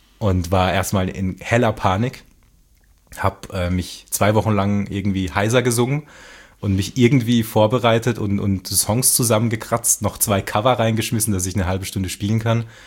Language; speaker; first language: German; native; German